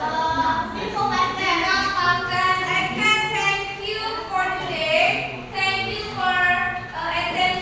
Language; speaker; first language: English; non-native, learner; Indonesian